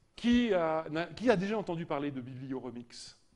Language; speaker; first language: French; native; French